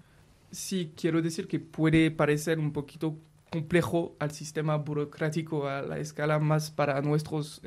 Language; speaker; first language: Spanish; non-native, learner; French